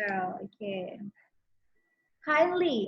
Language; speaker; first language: English; non-native, fluent; Indonesian